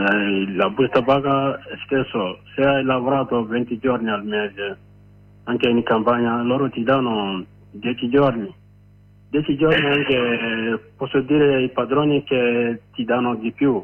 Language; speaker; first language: Italian; non-native, learner; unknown